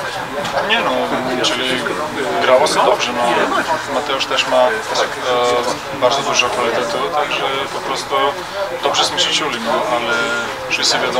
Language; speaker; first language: Polish; non-native, fluent; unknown